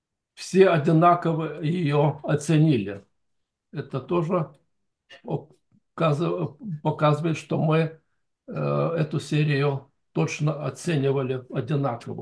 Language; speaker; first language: Russian; non-native, fluent; Lithuanian